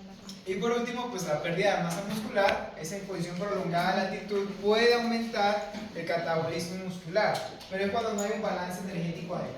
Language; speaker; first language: Spanish; native; Spanish